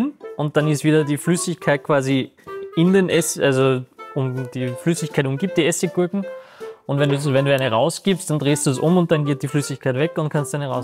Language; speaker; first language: German; native; German